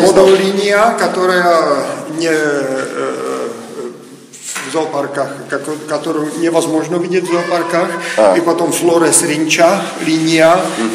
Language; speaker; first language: Russian; non-native, fluent; Czech